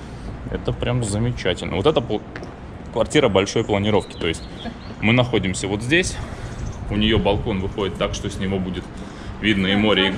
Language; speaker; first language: Russian; native; Russian